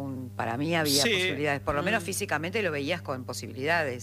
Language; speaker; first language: Spanish; native; Spanish